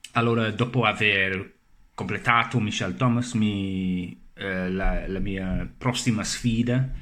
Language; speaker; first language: Italian; non-native, learner; English